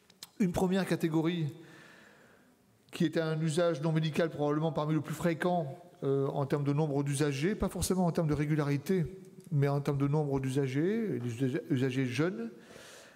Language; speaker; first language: French; native; French